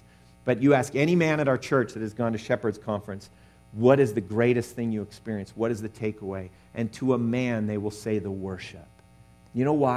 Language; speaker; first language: English; native; English